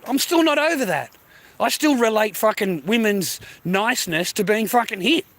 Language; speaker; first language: English; native; English